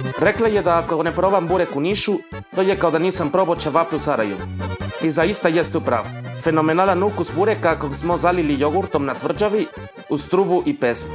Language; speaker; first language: Serbian; non-native, fluent; Spanish